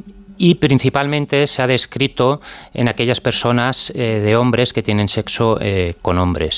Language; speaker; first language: Spanish; native; Spanish